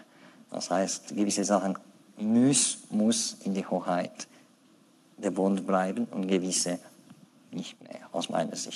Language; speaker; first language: German; non-native, fluent; French